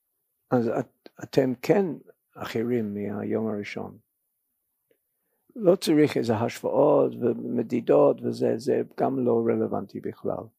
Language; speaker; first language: Hebrew; non-native, fluent; English